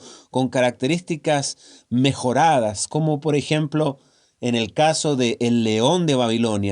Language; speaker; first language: Spanish; native; Spanish